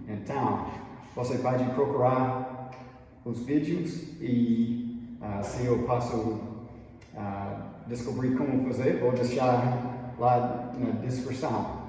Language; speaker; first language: Portuguese; non-native, fluent; English